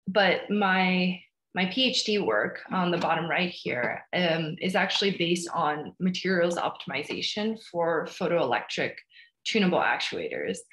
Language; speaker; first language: English; early bilingual, other home language; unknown